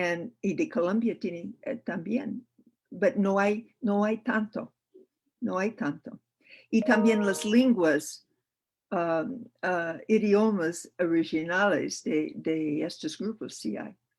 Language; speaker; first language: Spanish; non-native, learner; English